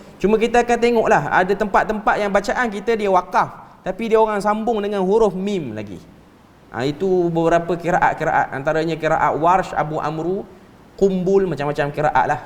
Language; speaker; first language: Malay; native; Malay